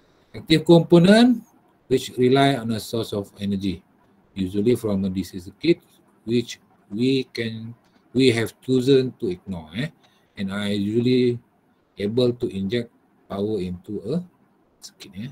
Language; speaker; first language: English; non-native, local second language; Malay